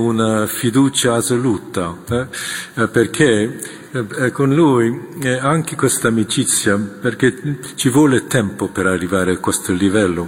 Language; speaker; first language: Italian; non-native, fluent; Korean